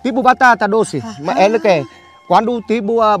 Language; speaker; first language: Portuguese; non-native, learner; Vietnamese